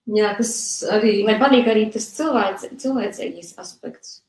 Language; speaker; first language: Latvian; native; Latvian